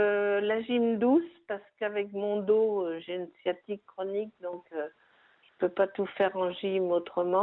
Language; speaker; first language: French; native; French